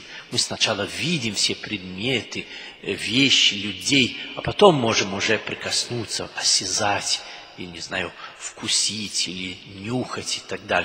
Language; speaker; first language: Russian; non-native, fluent; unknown